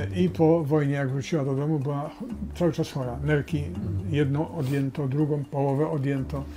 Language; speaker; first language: Polish; native; Polish